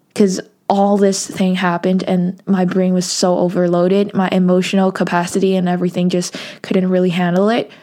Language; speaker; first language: English; non-native, local second language; Cantonese